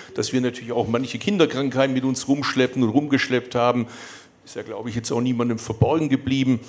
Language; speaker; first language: German; native; German